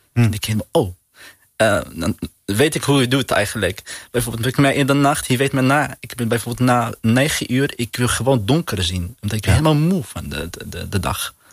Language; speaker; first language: Dutch; non-native, learner; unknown